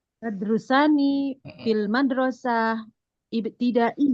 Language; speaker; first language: Arabic; non-native, learner; Indonesian